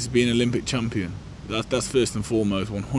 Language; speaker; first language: English; native; English